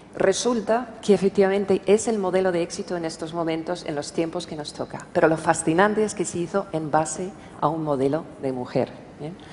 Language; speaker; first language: Spanish; non-native, fluent; English